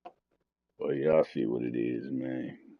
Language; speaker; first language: English; native; English